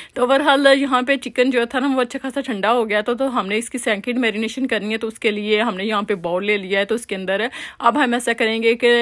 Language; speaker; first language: Urdu; native; Urdu